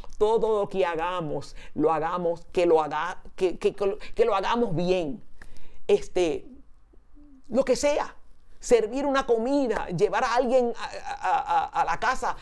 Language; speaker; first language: Spanish; early bilingual, heritage; Spanish